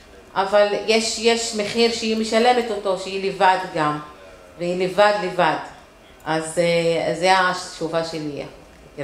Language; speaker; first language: Hebrew; non-native, local second language; Arabic